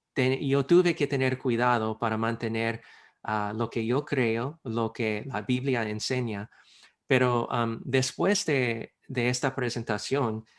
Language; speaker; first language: Spanish; non-native, fluent; English